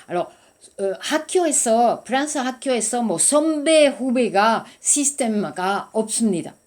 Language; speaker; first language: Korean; non-native, learner; French